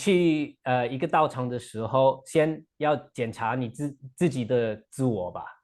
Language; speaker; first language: Chinese; non-native, fluent; English